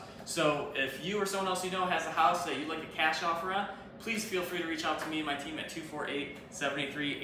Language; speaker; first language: English; native; English